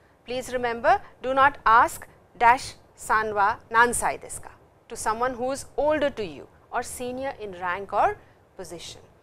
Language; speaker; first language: English; non-native, local second language; Hindi